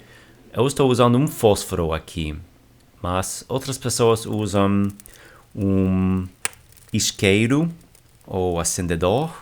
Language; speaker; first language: Portuguese; non-native, fluent; English